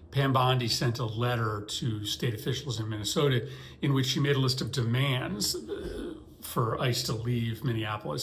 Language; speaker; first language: English; native; English